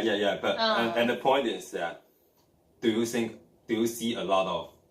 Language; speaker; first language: English; non-native, learner; Chinese